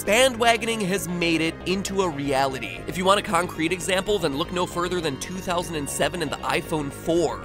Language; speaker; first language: English; native; English